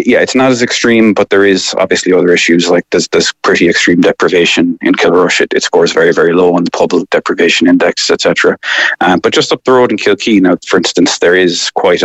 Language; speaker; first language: English; native; English